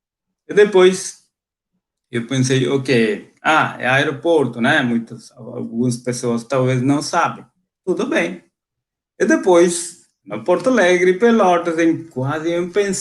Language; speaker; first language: Portuguese; non-native, fluent; Hindi